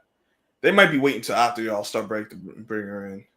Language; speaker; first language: English; native; English